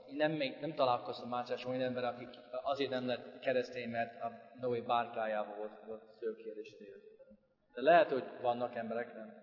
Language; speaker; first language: Hungarian; non-native, fluent; English